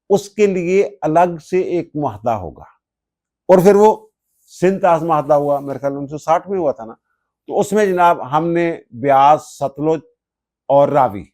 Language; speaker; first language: Urdu; non-native, local second language; Punjabi